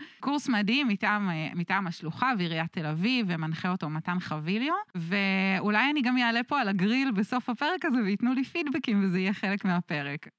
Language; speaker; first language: Hebrew; native; Hebrew